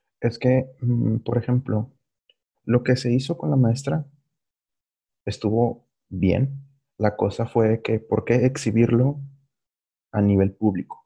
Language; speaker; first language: Spanish; native; Spanish